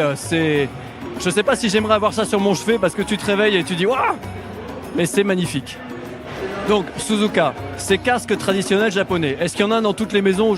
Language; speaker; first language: French; native; French